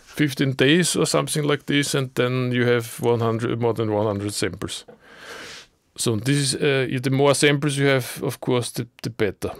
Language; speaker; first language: English; non-native, learner; German